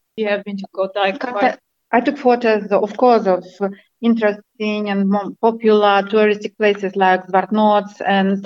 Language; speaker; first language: English; non-native, fluent; Armenian